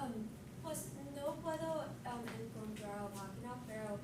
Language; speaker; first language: Spanish; non-native, learner; English